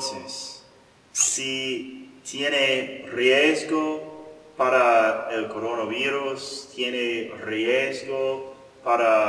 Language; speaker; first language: Spanish; non-native, learner; English